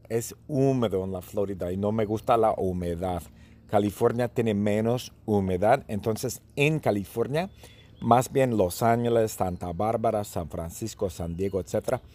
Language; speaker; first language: Spanish; early bilingual, heritage; Spanish